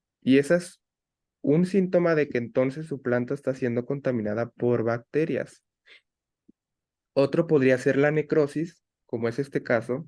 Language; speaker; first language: Spanish; native; Spanish